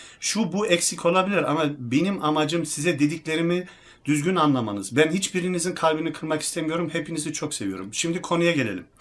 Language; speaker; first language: Turkish; early bilingual, heritage; Turkish